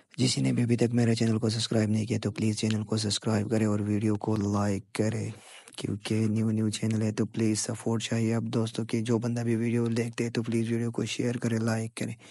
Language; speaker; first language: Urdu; non-native, local second language; Pashto